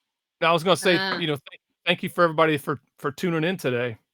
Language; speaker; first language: English; native; English